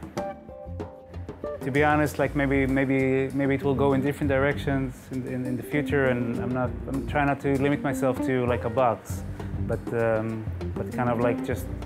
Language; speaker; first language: English; non-native, fluent; Hebrew